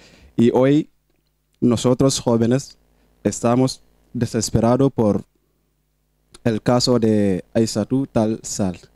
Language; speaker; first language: Spanish; non-native, local second language; Wolof